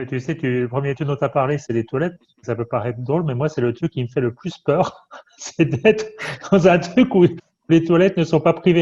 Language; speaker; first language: French; native; French